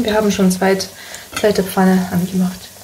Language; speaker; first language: German; non-native, fluent; Russian